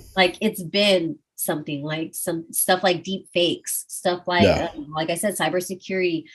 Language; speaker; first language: English; native; English